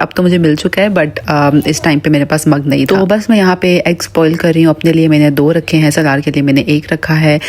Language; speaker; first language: Urdu; native; Urdu